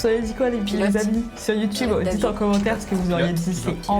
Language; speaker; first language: French; native; French